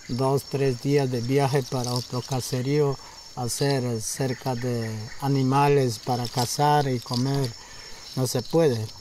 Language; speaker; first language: Spanish; non-native, local second language; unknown